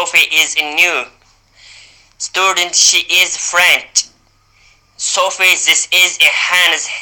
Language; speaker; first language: English; non-native, learner; Uyghur